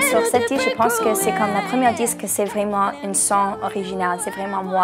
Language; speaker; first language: French; non-native, local second language; English